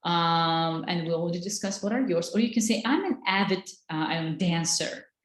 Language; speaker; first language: English; non-native, fluent; Azerbaijani